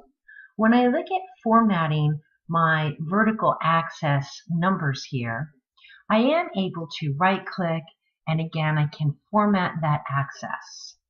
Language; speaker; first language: English; native; English